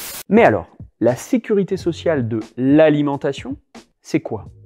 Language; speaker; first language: French; native; French